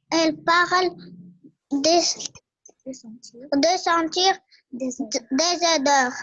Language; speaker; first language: French; non-native, learner; Arabic